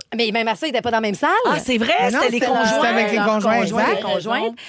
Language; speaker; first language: French; native; French